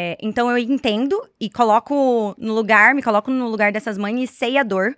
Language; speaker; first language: Portuguese; native; Portuguese